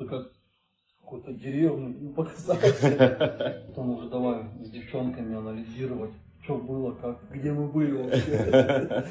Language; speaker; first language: Russian; native; Russian